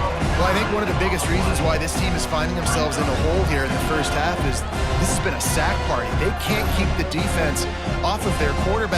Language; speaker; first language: English; native; English